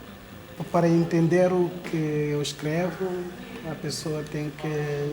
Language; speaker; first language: Portuguese; non-native, local second language; Upper Guinea Crioulo